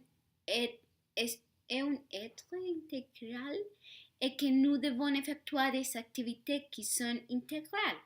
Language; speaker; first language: French; non-native, learner; Spanish